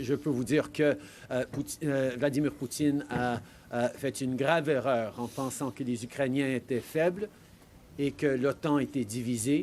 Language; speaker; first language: French; native; French